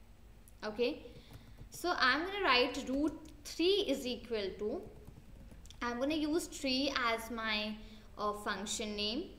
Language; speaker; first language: English; non-native, local second language; Hindi